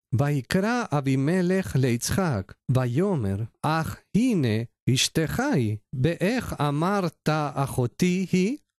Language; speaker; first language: Hebrew; non-native, learner; Spanish